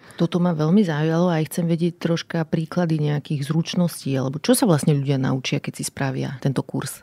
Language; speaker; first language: Slovak; native; Slovak